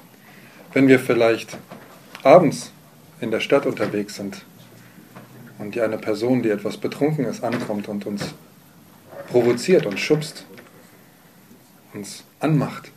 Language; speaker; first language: German; native; German